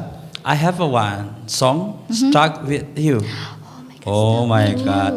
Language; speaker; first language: English; non-native, learner; Indonesian